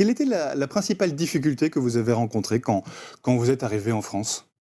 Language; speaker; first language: French; native; French